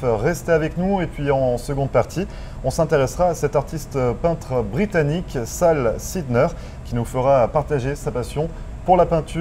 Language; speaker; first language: French; native; French